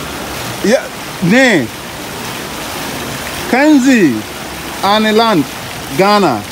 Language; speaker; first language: German; non-native, learner; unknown